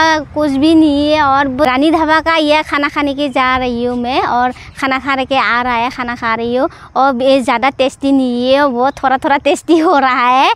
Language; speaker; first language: Hindi; non-native, local second language; Assamese